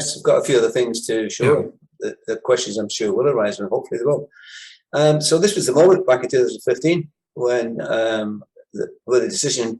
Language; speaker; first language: English; native; English